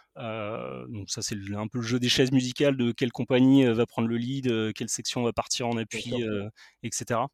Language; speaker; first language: French; native; French